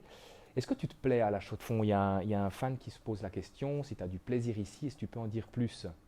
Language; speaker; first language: French; native; French